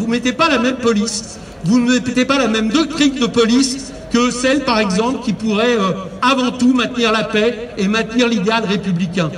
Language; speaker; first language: French; native; French